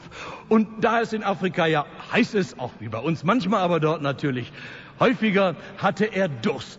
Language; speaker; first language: German; native; German